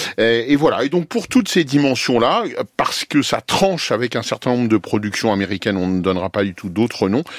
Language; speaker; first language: French; native; French